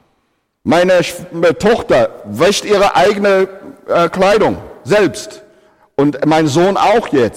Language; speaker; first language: German; non-native, fluent; English